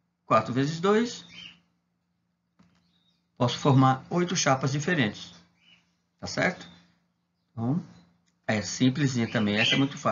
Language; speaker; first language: Portuguese; native; Portuguese